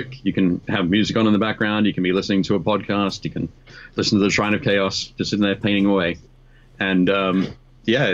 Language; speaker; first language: English; native; English